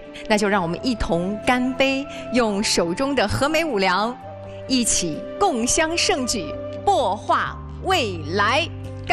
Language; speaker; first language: Chinese; native; Chinese